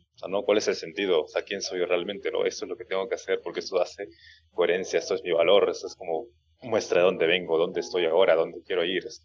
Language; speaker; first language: Spanish; native; Spanish